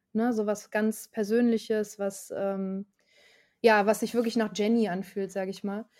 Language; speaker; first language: German; native; German